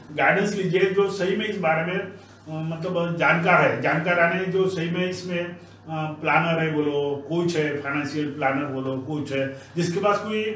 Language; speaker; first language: Hindi; non-native, local second language; Marathi